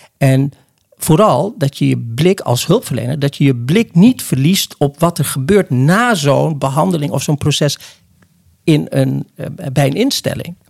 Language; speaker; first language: Dutch; early bilingual, other home language; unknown